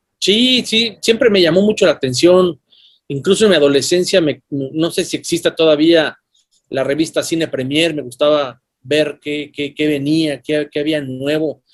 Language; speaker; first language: Spanish; native; Spanish